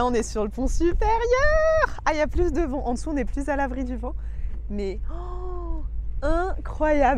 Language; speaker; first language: French; native; French